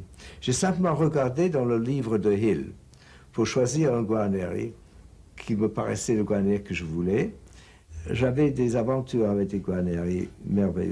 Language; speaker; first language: French; non-native, fluent; English